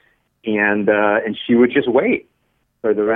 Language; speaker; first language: English; early bilingual, other home language; Spanish